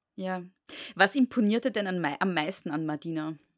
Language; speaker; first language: German; native; German